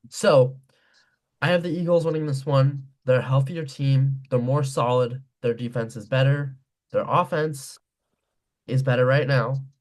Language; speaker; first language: English; native; English